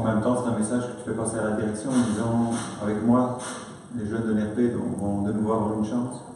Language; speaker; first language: French; native; French